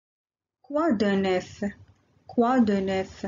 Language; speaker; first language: French; non-native, local second language; Arabic